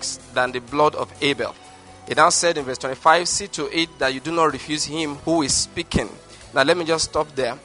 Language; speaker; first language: English; non-native, local second language; Igbo